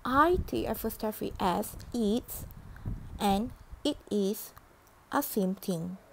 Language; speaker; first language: English; non-native, local second language; Malay